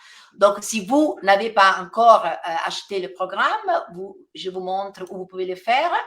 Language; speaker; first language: French; non-native, fluent; Italian